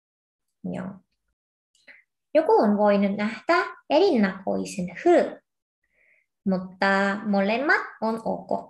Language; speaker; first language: Finnish; non-native, fluent; Korean